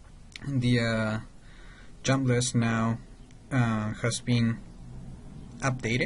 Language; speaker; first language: English; non-native, fluent; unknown